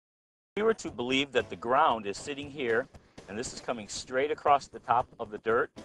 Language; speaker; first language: English; native; English